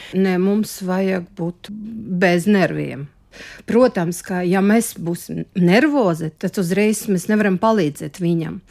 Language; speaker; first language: Latvian; non-native, local second language; Russian